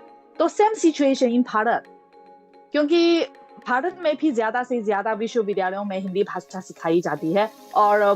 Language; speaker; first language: Hindi; non-native, fluent; Chinese